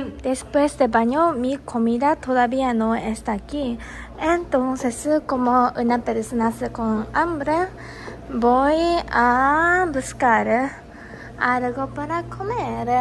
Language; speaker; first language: Spanish; non-native, fluent; Japanese